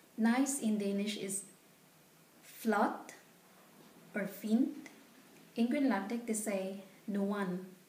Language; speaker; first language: English; non-native, local second language; Filipino